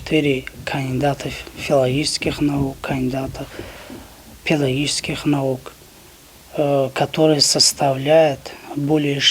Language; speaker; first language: Russian; non-native, local second language; Tajik